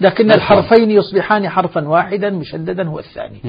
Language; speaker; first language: Arabic; native; Arabic